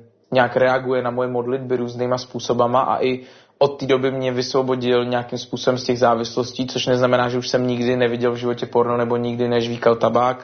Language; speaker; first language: Czech; native; Czech